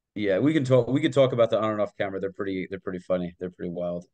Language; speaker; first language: English; native; English